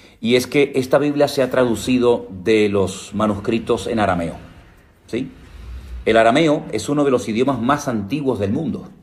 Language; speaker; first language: Spanish; native; Spanish